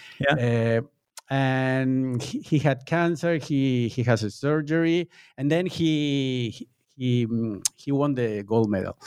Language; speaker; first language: English; non-native, fluent; Spanish